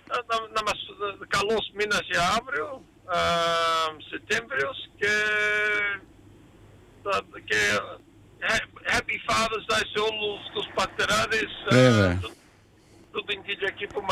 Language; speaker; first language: Greek; early bilingual, heritage; Greek